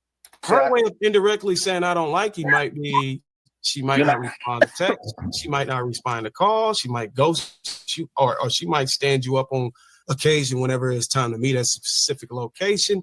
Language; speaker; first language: English; native; English